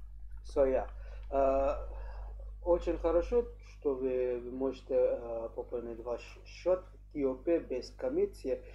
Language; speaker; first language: Russian; non-native, learner; English